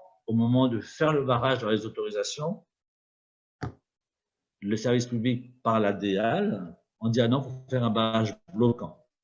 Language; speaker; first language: French; native; French